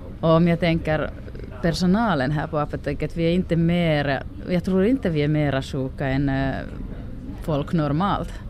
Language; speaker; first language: Swedish; non-native, local second language; Finnish